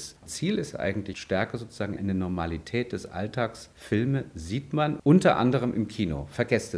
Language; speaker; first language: German; native; German